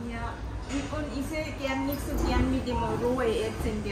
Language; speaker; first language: German; non-native, learner; Thai